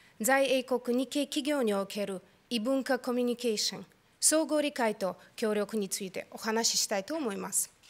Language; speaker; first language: Japanese; non-native, fluent; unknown